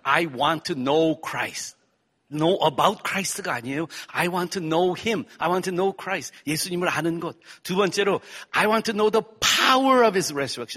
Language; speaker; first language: English; early bilingual, heritage; English